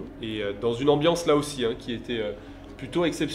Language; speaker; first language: French; native; French